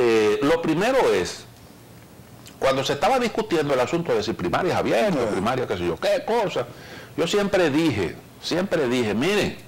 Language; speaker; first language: Spanish; native; Spanish